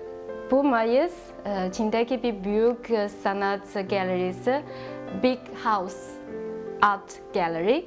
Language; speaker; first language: Turkish; non-native, learner; Chinese